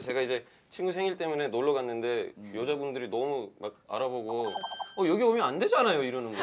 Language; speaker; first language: Korean; non-native, fluent; Turkish